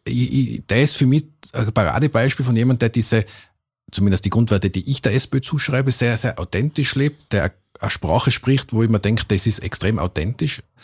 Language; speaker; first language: German; native; German